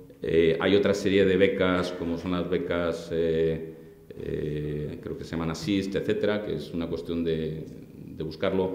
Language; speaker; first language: Spanish; native; Spanish